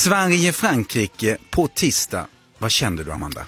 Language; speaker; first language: Swedish; native; Swedish